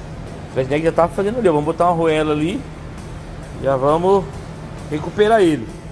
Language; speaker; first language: Portuguese; native; Portuguese